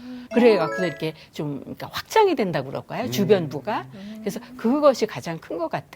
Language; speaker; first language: Korean; native; Korean